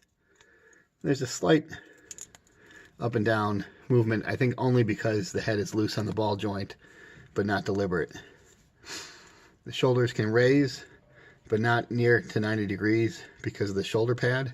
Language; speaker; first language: English; native; English